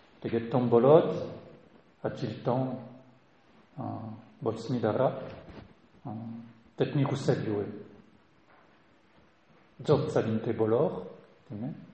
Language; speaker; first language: Mongolian; non-native, learner; French